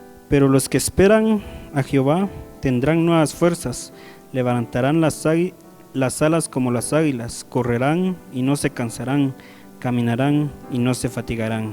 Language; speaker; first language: Spanish; native; Spanish